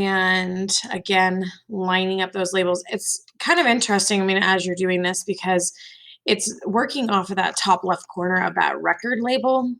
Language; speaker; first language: English; native; English